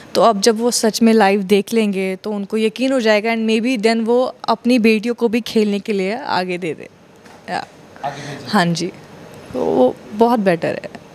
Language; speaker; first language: Hindi; non-native, local second language; Kashmiri